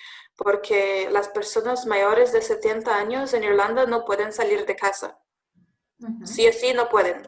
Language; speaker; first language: Spanish; non-native, learner; English